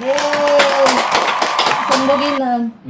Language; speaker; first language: Korean; non-native, learner; Filipino